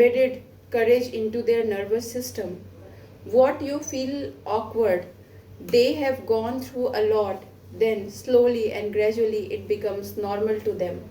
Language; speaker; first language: English; non-native, local second language; Hindi